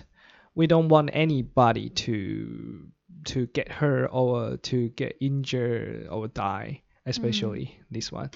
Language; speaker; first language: English; non-native, fluent; Chinese